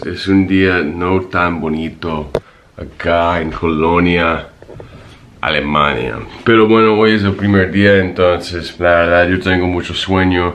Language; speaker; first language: Spanish; non-native, fluent; English